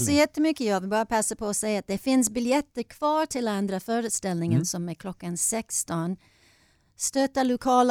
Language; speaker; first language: Swedish; non-native, fluent; English